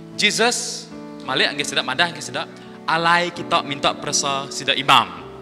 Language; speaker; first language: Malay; non-native, local second language; Iban